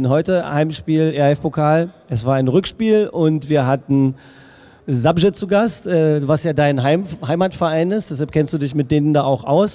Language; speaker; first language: German; native; German